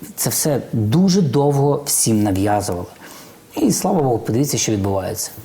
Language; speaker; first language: Ukrainian; non-native, local second language; Russian